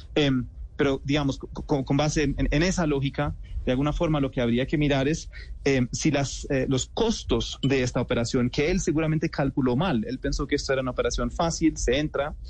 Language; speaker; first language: Spanish; non-native, fluent; German